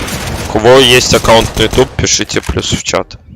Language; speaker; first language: Russian; native; Russian